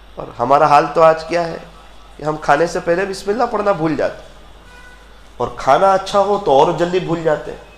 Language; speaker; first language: Urdu; non-native, local second language; Gujarati